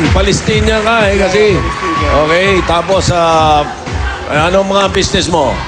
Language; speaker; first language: Filipino; native; Filipino